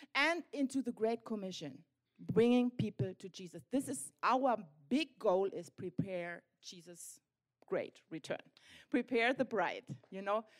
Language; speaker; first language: English; non-native, fluent; German